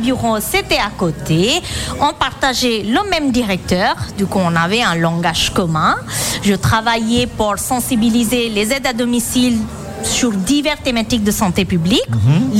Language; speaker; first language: French; non-native, fluent; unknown